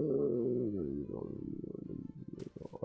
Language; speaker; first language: French; native; French